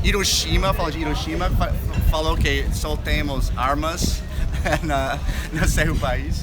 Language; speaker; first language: Portuguese; non-native, learner; English